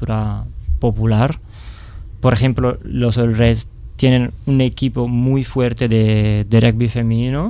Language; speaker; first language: Spanish; non-native, fluent; Italian